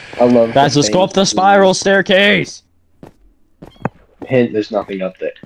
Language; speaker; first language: English; native; English